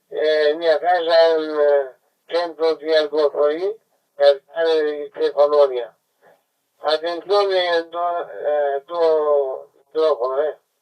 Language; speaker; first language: Italian; non-native, learner; Greek